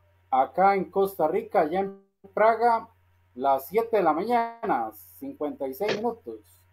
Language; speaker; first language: Spanish; native; Spanish